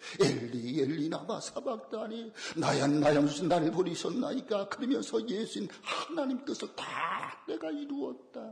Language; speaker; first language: Korean; native; Korean